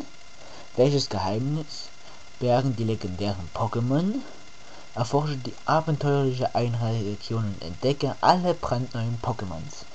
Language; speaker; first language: German; native; German